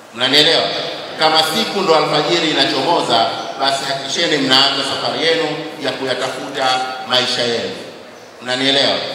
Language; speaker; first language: Swahili; native; Swahili